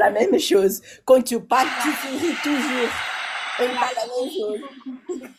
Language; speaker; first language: French; non-native, learner; Portuguese